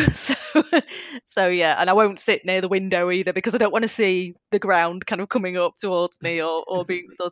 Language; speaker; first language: English; native; English